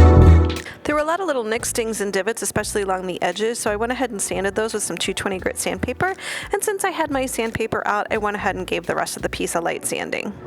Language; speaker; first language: English; native; English